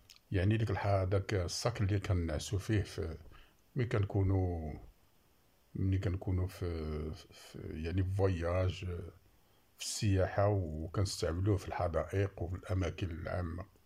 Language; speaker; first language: Arabic; native; Arabic